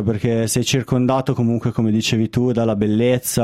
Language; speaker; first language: Italian; native; Italian